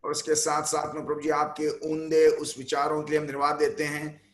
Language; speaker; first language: Hindi; non-native, local second language; Telugu